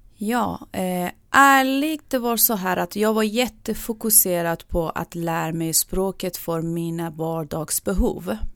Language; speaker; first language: Swedish; non-native, fluent; Persian